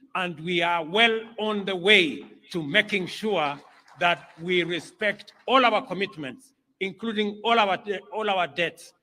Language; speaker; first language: English; non-native, local second language; Kalenjin